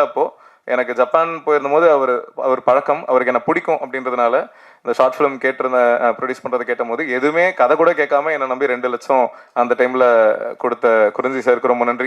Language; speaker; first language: Tamil; native; Tamil